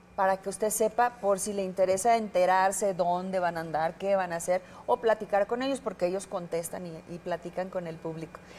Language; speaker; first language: Spanish; native; Spanish